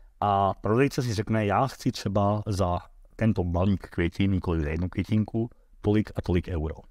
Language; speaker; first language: Czech; early bilingual, heritage; Dutch